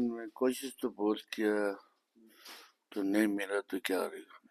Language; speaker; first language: Hindi; non-native, local second language; Tibetan